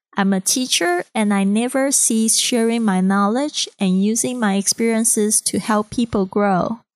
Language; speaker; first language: English; non-native, fluent; Chinese